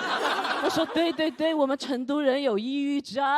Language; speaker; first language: Chinese; native; Chinese